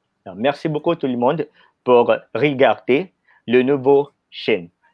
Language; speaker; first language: French; non-native, fluent; Filipino